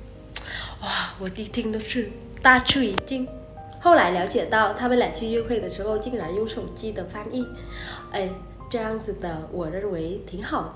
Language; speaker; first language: Chinese; non-native, fluent; Vietnamese